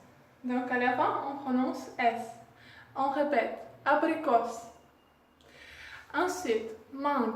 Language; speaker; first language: French; non-native, fluent; Russian